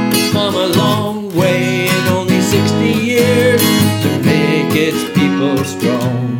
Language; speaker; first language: English; native; English